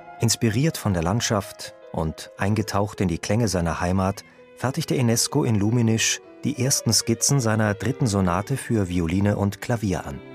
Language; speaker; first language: German; native; German